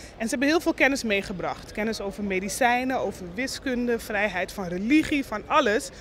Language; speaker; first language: Dutch; non-native, local second language; Papiamento